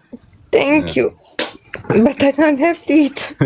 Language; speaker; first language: English; non-native, learner; Bosnian